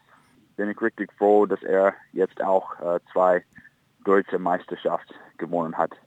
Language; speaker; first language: German; non-native, fluent; English